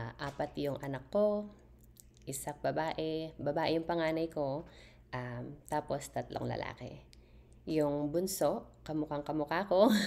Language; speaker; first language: Filipino; non-native, local second language; Pampanga